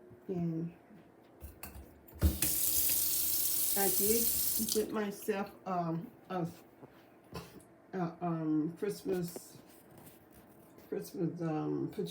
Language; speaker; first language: English; native; English